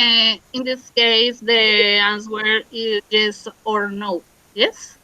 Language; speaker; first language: English; non-native, learner; Spanish